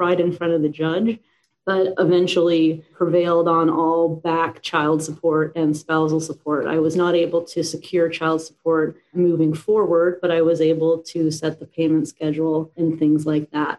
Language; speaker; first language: English; native; English